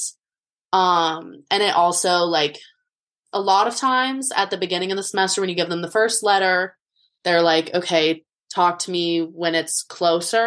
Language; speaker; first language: English; native; English